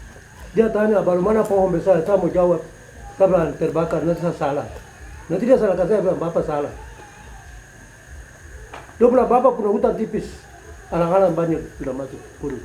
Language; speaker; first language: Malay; non-native, local second language; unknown